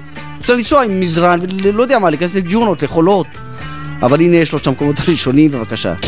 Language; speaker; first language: Hebrew; native; Hebrew